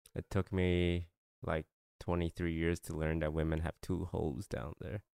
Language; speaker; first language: English; non-native, local second language; Chinese